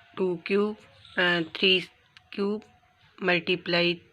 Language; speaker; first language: English; non-native, local second language; Punjabi